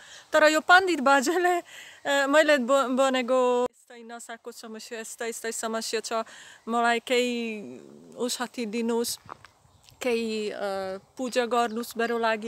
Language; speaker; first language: Nepali; non-native, learner; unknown